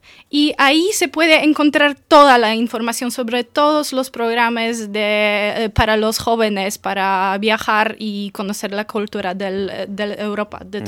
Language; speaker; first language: Spanish; non-native, fluent; Polish